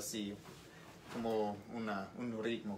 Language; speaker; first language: Spanish; non-native, learner; English